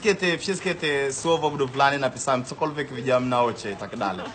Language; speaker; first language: Polish; non-native, learner; Swahili